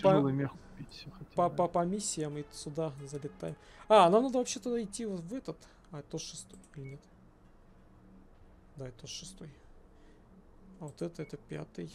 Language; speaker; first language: Russian; native; Russian